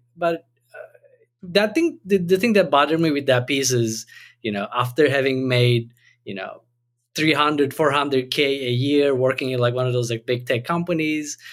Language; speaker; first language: English; non-native, fluent; Turkish